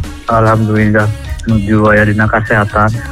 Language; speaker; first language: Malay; non-native, local second language; Sundanese